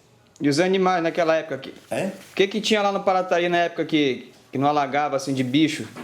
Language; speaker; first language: Portuguese; native; Portuguese